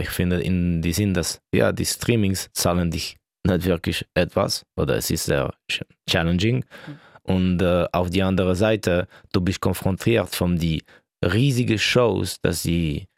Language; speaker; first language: German; non-native, local second language; French